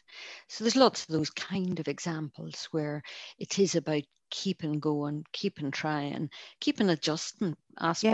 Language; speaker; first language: English; native; English